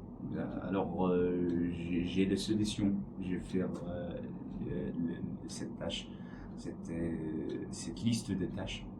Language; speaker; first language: French; non-native, learner; Arabic